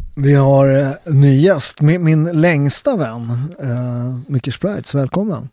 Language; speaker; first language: Swedish; early bilingual, other home language; Italian